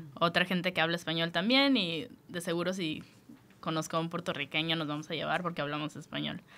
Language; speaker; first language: Spanish; native; Spanish